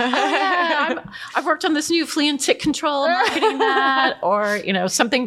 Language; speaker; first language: English; native; English